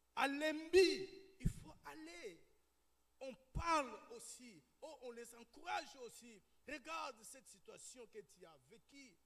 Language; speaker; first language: French; non-native, local second language; Lingala